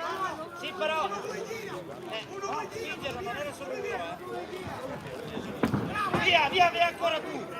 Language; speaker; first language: Italian; native; Italian